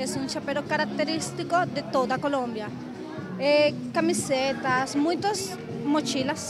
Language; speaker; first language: Portuguese; non-native, learner; Spanish